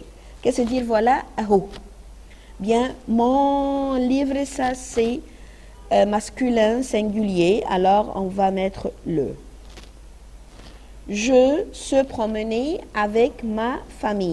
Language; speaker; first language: French; non-native, fluent; Arabic